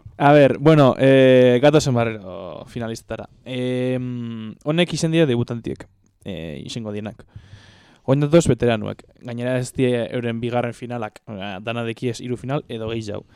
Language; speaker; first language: Basque; native; Basque